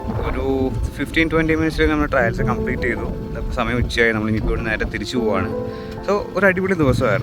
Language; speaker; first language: Malayalam; native; Malayalam